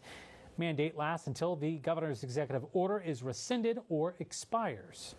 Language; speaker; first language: English; native; English